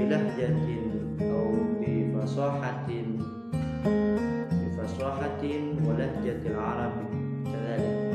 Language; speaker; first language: Arabic; non-native, fluent; Indonesian